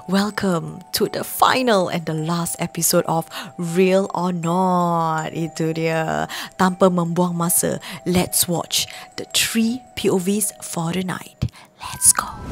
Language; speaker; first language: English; non-native, local second language; Malay